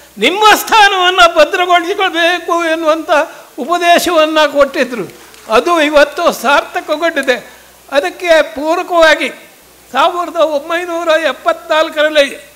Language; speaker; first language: Kannada; non-native, local second language; Tulu